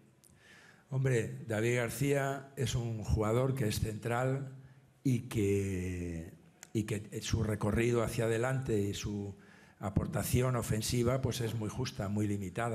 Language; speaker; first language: Spanish; native; Spanish